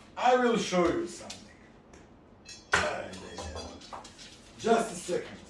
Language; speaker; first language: English; non-native, learner; Italian